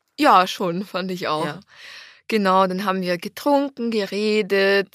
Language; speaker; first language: German; non-native, fluent; Ukrainian